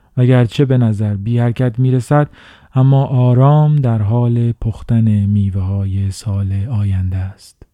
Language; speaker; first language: Persian; native; Persian